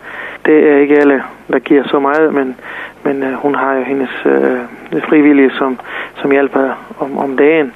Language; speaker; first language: Danish; non-native, fluent; Serbian